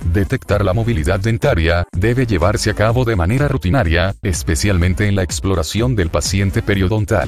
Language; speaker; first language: Spanish; native; Spanish